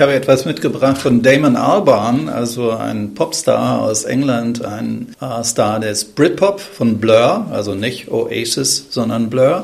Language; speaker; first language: German; native; German